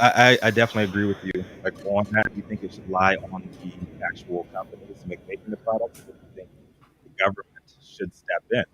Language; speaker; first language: English; native; English